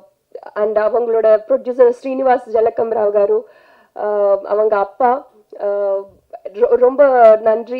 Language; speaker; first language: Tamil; non-native, fluent; Telugu